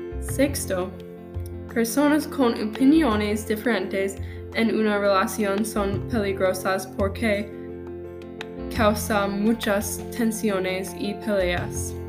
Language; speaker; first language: Spanish; non-native, learner; English